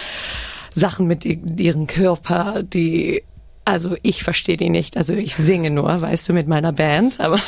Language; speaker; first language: German; early bilingual, heritage; German